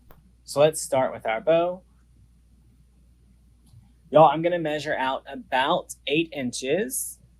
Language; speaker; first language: English; native; English